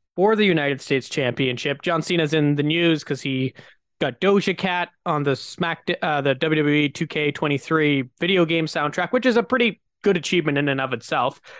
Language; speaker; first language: English; native; English